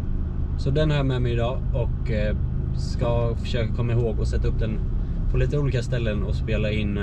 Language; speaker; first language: Swedish; native; Swedish